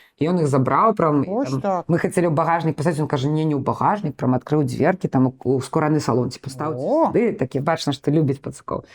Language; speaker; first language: Belarusian; non-native, local second language; Russian